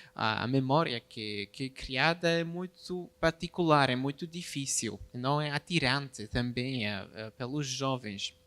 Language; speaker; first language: Portuguese; non-native, fluent; Polish